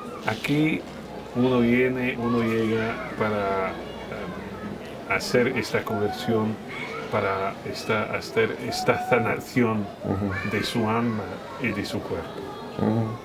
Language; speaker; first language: Spanish; non-native, fluent; French